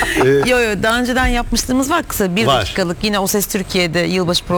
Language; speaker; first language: Turkish; native; Turkish